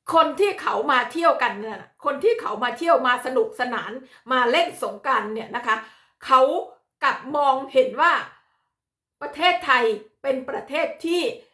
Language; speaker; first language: Thai; native; Thai